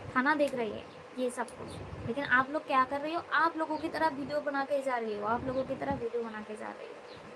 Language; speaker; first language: Hindi; non-native, local second language; Bangla